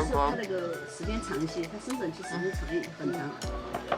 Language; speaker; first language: Chinese; native; Chinese